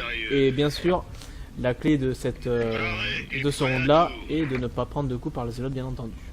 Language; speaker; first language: French; native; French